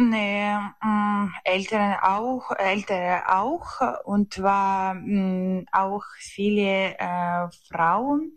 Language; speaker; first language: German; non-native, learner; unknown